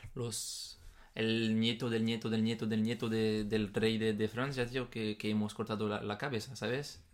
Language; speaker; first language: Spanish; non-native, fluent; French